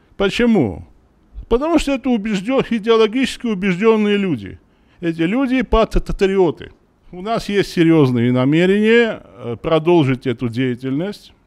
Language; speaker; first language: Russian; non-native, local second language; Armenian